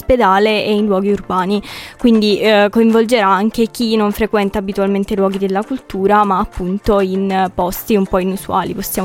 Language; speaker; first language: Italian; native; Italian